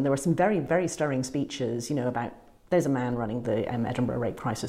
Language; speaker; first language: English; native; English